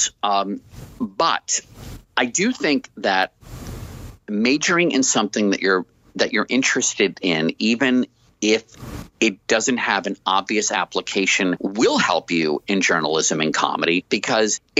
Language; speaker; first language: English; native; English